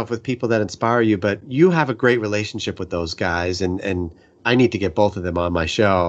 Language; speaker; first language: English; native; English